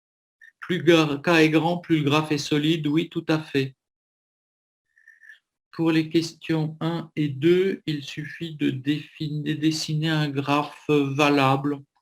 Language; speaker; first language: French; native; French